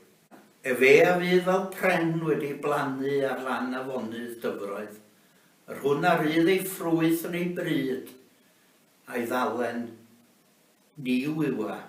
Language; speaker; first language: Welsh; native; Welsh